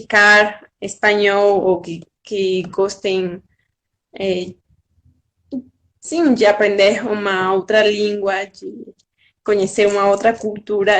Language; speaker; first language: Portuguese; non-native, fluent; Spanish